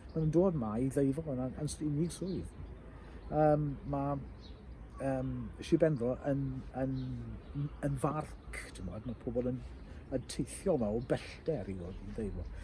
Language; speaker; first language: Welsh; native; Welsh